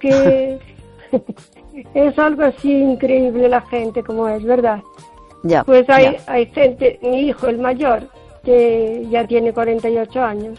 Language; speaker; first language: Spanish; native; Spanish